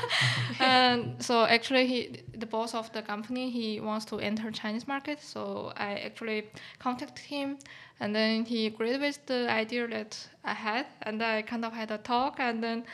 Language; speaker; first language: English; non-native, fluent; Chinese